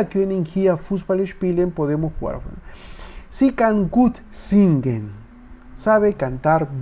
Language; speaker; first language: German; non-native, learner; Spanish